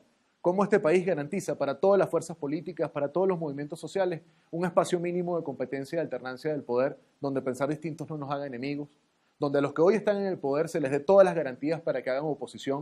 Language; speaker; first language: Spanish; native; Spanish